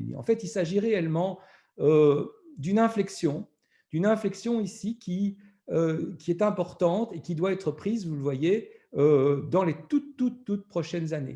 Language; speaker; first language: French; native; French